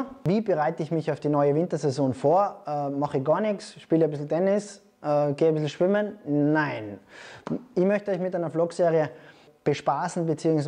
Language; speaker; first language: German; native; German